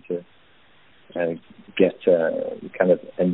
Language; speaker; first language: English; native; English